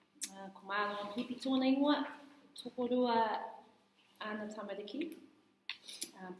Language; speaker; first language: Māori; non-native, learner; English